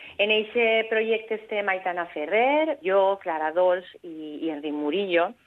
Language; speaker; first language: Catalan; non-native, local second language; Spanish